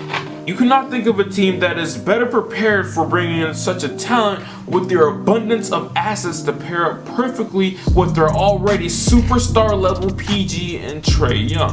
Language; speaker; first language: English; native; English